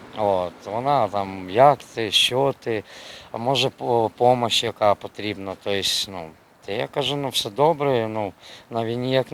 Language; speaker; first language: Ukrainian; non-native, local second language; Russian